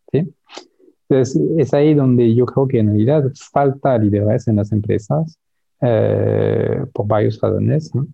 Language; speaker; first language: Spanish; non-native, fluent; French